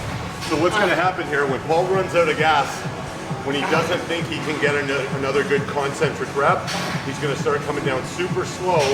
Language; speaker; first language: English; native; English